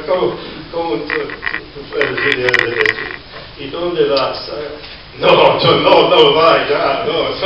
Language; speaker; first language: Spanish; non-native, learner; English